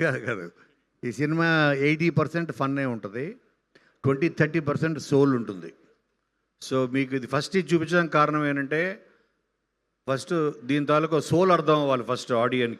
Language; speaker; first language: Telugu; native; Telugu